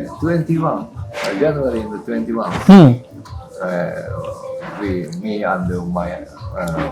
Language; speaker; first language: English; non-native, local second language; Japanese